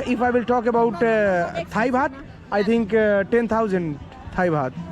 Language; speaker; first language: English; non-native, learner; Hindi